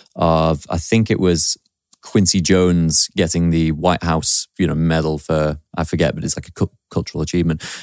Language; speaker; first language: English; native; English